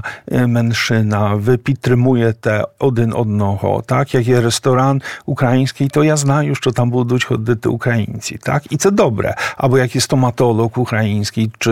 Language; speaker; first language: Ukrainian; non-native, fluent; Polish